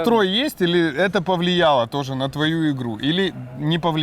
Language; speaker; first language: Russian; native; Russian